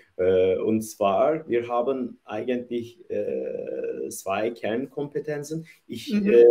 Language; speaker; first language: German; non-native, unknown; Turkish